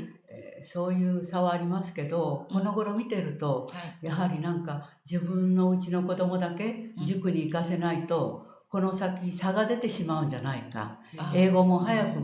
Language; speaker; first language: Japanese; early bilingual, heritage; Korean